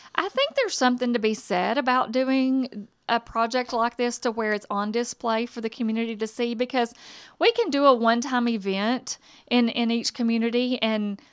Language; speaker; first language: English; native; English